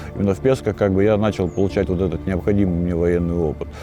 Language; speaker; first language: Russian; native; Russian